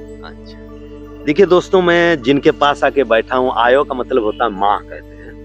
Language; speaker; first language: Hindi; non-native, local second language; Odia